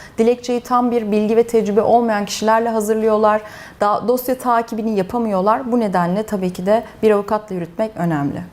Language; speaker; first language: Turkish; early bilingual, heritage; Turkish